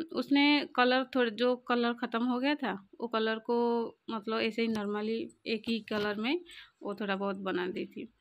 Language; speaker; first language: Hindi; non-native, local second language; Odia